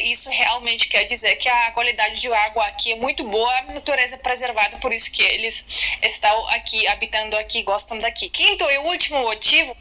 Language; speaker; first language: Portuguese; non-native, fluent; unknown